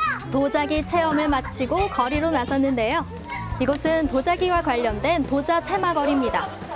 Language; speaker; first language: Korean; native; Korean